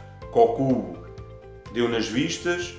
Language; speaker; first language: Portuguese; native; Portuguese